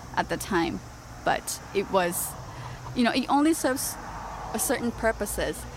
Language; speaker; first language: English; non-native, fluent; Japanese